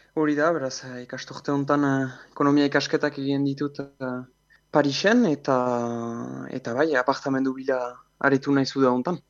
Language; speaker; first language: Basque; native; Basque